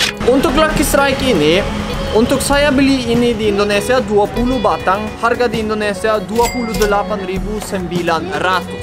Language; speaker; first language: Indonesian; non-native, fluent; Norwegian